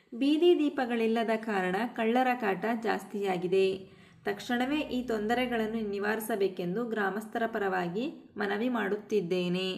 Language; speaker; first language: Kannada; native; Kannada